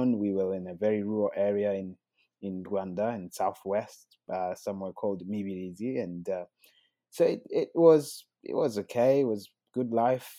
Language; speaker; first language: English; non-native, local second language; Kinyarwanda